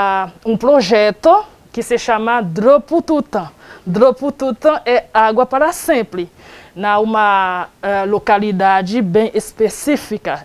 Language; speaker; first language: Portuguese; non-native, learner; Haitian Creole